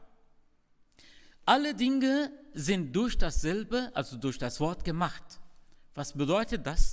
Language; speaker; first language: German; non-native, fluent; Arabic